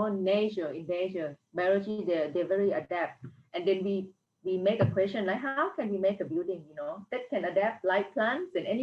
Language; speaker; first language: English; non-native, fluent; Thai